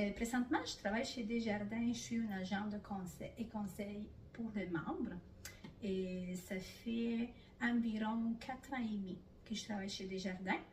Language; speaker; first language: French; non-native, fluent; Italian